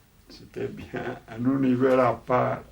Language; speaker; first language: French; non-native, fluent; Portuguese